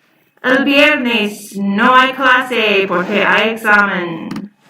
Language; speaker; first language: Spanish; non-native, fluent; English